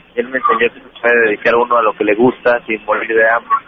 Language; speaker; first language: Spanish; native; Spanish